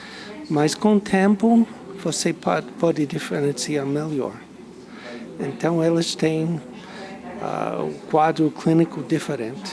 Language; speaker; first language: Portuguese; non-native, fluent; English